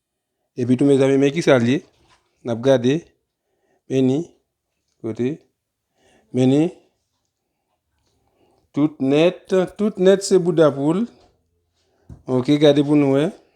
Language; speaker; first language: French; non-native, learner; Haitian Creole